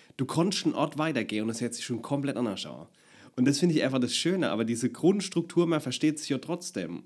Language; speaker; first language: German; native; German